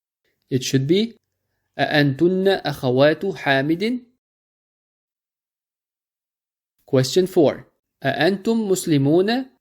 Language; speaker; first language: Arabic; non-native, fluent; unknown